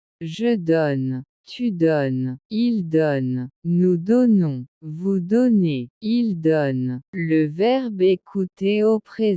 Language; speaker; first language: French; non-native, local second language; Arabic